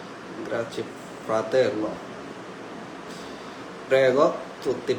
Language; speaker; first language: Italian; non-native, learner; Bangla